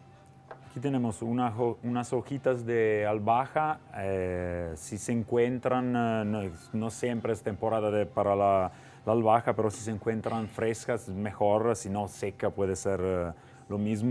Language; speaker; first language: Spanish; non-native, fluent; Italian